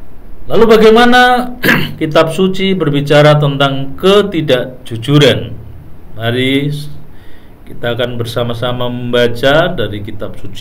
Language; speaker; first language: Indonesian; native; Indonesian